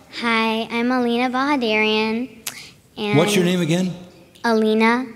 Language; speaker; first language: English; non-native, fluent; Romanian